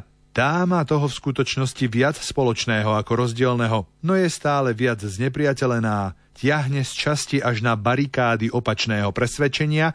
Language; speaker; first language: Slovak; native; Slovak